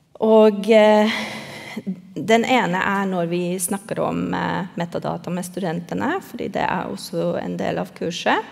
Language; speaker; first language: Norwegian; non-native, fluent; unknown